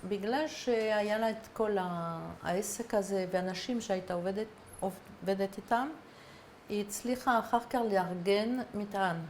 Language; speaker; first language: Hebrew; non-native, fluent; French